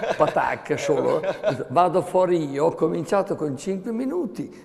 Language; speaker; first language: Italian; native; Italian